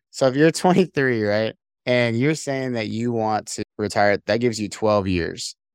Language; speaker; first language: English; native; English